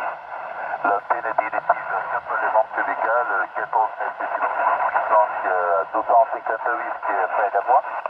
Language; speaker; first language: French; non-native, learner; Portuguese